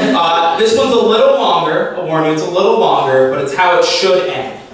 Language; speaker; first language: English; native; English